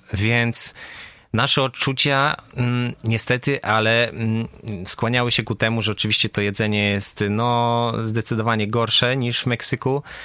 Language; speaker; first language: Polish; native; Polish